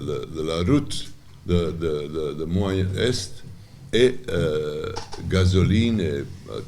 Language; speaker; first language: French; non-native, learner; Serbian